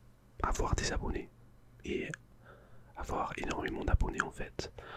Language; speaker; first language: French; non-native, fluent; English